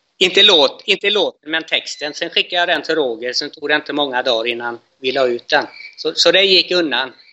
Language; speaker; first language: Swedish; native; Swedish